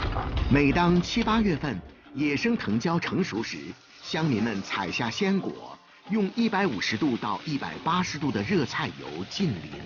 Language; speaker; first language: Chinese; native; Chinese